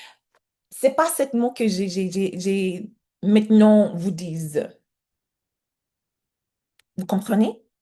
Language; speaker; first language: French; non-native, learner; English